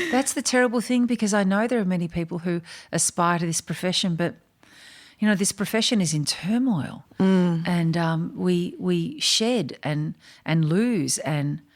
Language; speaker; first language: English; native; English